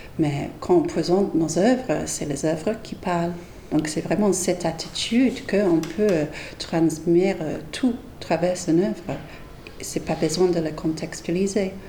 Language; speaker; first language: French; non-native, fluent; English